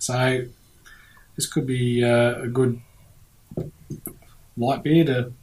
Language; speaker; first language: English; native; English